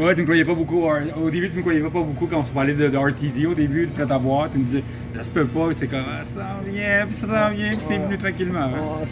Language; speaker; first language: French; native; French